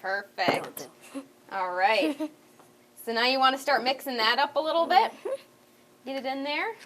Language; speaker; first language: English; native; English